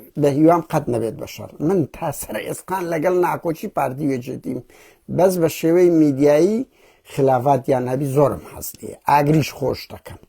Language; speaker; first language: Central Kurdish; early bilingual, heritage; Central Kurdish